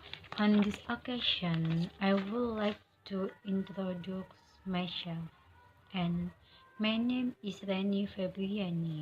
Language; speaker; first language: English; non-native, learner; Indonesian